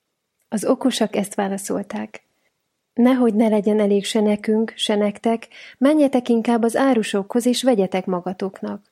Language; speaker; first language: Hungarian; native; Hungarian